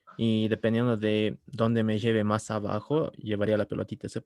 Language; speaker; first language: Spanish; native; Spanish